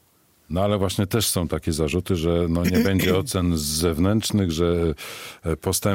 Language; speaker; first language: Polish; native; Polish